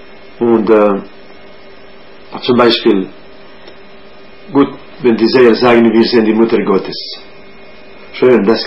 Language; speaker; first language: German; non-native, fluent; Croatian